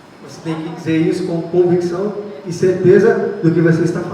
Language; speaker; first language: Portuguese; native; Portuguese